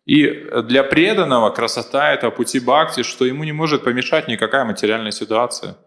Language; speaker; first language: Russian; native; Russian